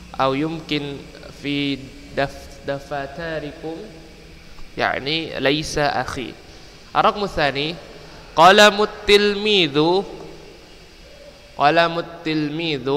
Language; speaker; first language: Arabic; non-native, fluent; Indonesian